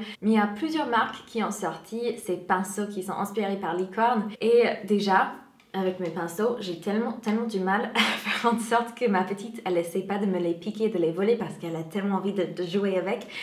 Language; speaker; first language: French; non-native, fluent; English